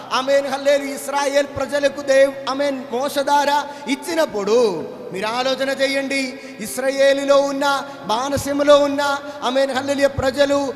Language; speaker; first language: Telugu; non-native, fluent; Malayalam